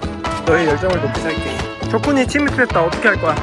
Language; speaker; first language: Korean; native; Korean